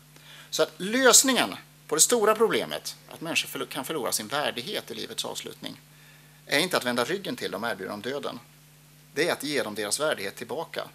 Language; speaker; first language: Swedish; native; Swedish